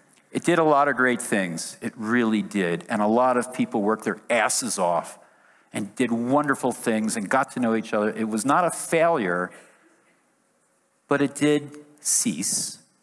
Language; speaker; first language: English; native; English